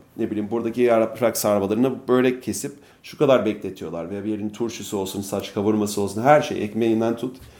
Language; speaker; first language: Turkish; non-native, fluent; English